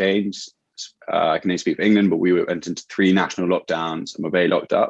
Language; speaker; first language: English; native; English